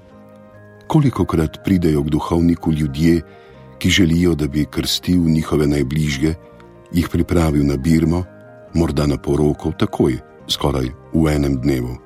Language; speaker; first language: Slovenian; native; Slovenian